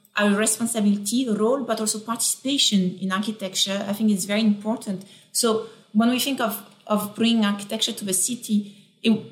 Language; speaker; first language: English; non-native, fluent; French